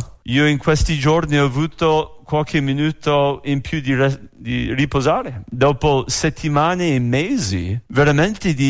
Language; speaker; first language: Italian; non-native, fluent; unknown